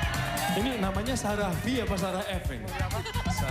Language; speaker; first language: Indonesian; native; Indonesian